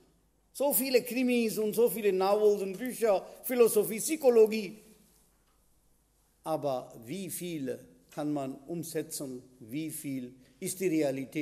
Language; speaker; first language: German; non-native, fluent; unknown